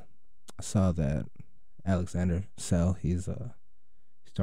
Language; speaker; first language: English; native; English